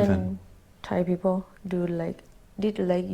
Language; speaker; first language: English; non-native, learner; Thai